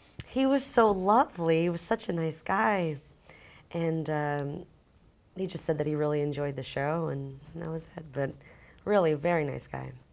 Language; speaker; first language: English; early bilingual, other home language; Ukrainian